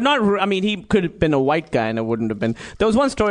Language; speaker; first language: English; non-native, local second language; Urdu